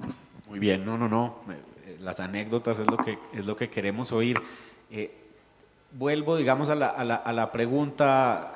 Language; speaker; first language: Spanish; native; Spanish